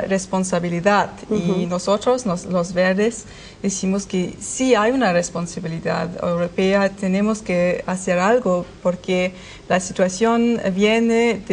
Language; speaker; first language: Spanish; non-native, fluent; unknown